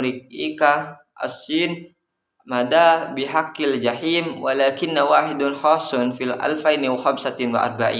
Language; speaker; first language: Arabic; non-native, learner; Indonesian